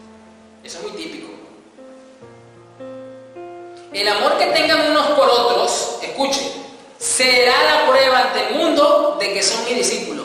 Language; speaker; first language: Spanish; native; Spanish